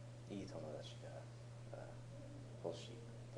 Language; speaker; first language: Japanese; non-native, learner; English